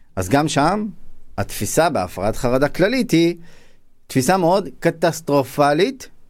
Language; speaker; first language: Hebrew; native; Hebrew